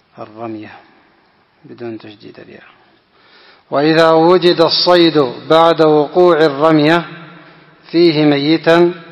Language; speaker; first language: Arabic; non-native, fluent; Indonesian